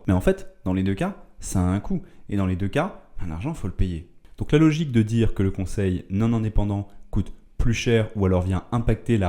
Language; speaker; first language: French; native; French